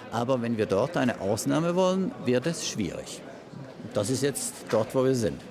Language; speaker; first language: German; native; German